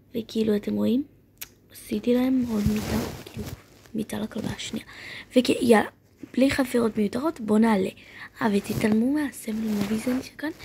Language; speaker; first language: Hebrew; native; Hebrew